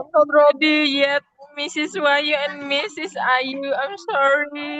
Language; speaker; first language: English; non-native, learner; Indonesian